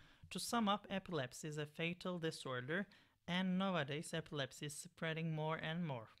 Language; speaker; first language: English; non-native, fluent; Turkish